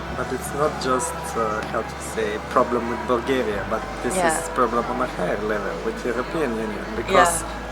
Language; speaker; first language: English; non-native, fluent; Macedonian